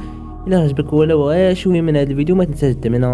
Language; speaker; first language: Arabic; native; Arabic